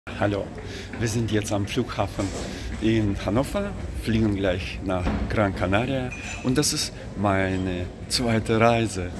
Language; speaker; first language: German; non-native, fluent; Russian